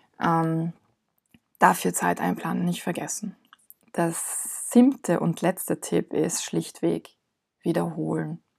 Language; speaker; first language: German; non-native, fluent; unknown